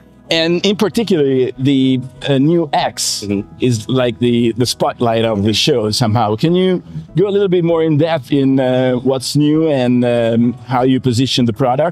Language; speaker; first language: English; non-native, fluent; Italian